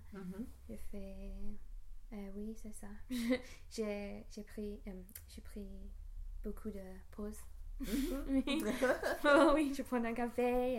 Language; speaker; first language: French; non-native, learner; English